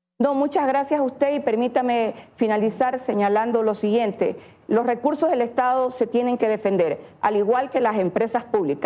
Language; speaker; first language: Spanish; native; Spanish